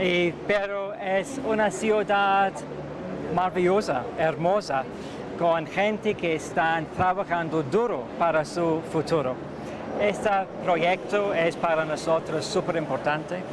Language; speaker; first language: Spanish; non-native, fluent; English